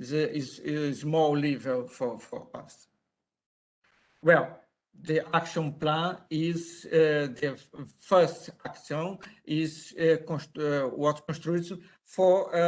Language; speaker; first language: English; non-native, learner; Portuguese